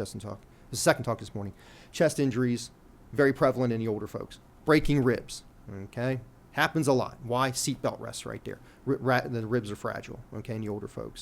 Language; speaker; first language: English; native; English